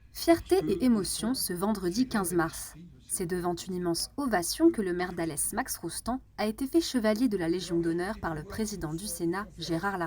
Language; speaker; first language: French; native; French